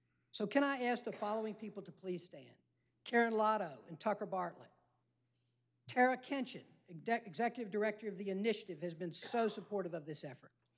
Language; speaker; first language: English; native; English